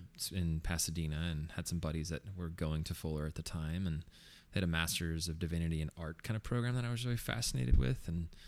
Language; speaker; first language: English; early bilingual, other home language; Spanish